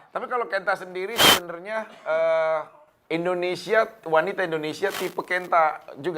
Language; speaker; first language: Indonesian; native; Indonesian